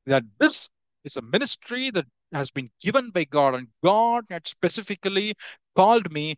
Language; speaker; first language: English; non-native, local second language; Tamil